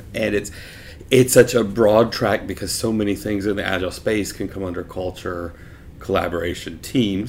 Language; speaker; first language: English; native; English